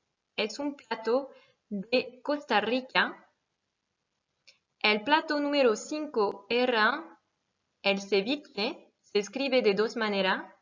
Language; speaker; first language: Spanish; non-native, fluent; French